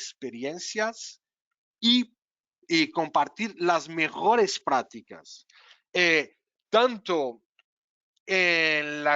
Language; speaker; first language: Spanish; non-native, fluent; Portuguese